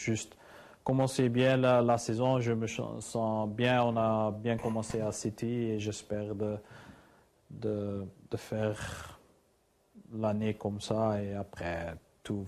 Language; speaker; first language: French; non-native, learner; Dutch